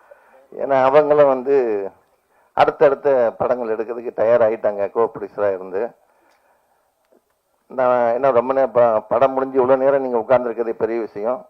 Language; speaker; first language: Tamil; native; Tamil